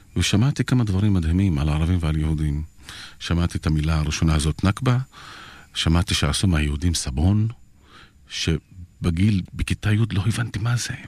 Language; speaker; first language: Hebrew; non-native, local second language; Arabic